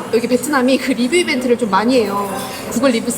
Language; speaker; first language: Korean; native; Korean